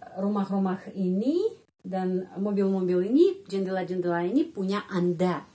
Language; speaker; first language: Indonesian; non-native, fluent; Russian